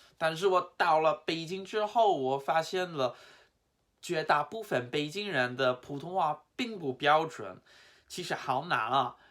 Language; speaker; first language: Chinese; non-native, fluent; English